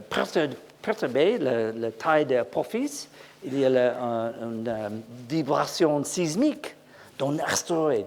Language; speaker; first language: French; non-native, learner; English